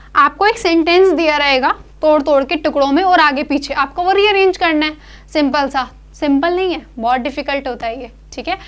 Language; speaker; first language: Hindi; native; Hindi